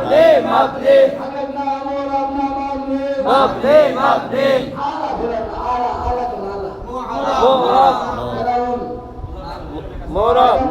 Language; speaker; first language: Arabic; non-native, learner; Bangla